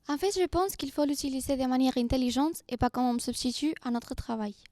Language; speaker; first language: French; non-native, learner; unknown